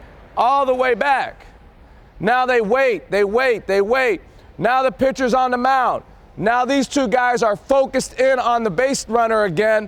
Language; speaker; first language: English; native; English